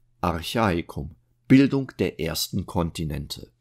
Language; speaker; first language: German; native; German